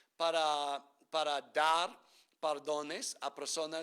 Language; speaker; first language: Spanish; non-native, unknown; English